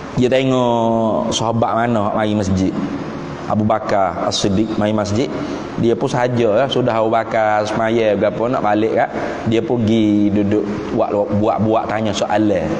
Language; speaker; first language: Malay; native; Malay